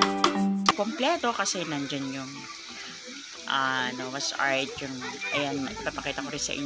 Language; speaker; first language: Filipino; native; Filipino